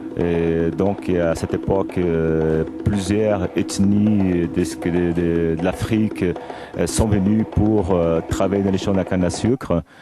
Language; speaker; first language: French; non-native, fluent; Portuguese